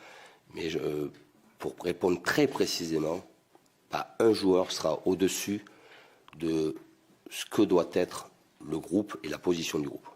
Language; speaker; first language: French; native; French